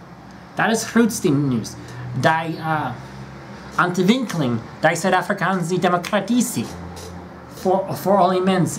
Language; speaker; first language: Dutch; non-native, learner; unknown